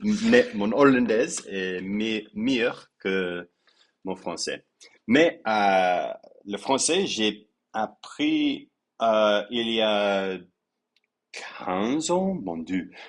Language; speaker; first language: French; non-native, learner; English